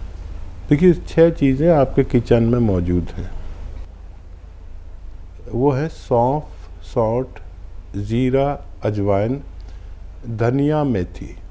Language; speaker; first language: Hindi; native; Hindi